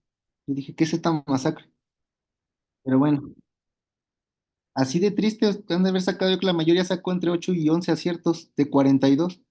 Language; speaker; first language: Spanish; native; Spanish